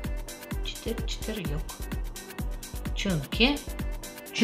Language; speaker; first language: Turkish; non-native, learner; Russian